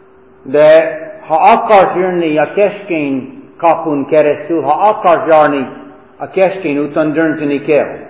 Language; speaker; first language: Hungarian; non-native, fluent; English